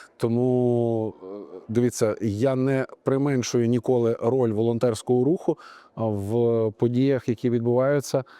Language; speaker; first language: Ukrainian; native; Ukrainian